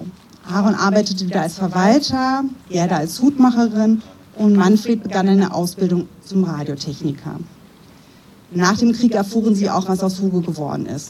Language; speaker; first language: German; native; German